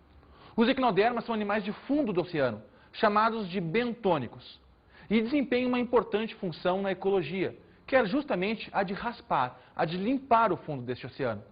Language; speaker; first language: Portuguese; native; Portuguese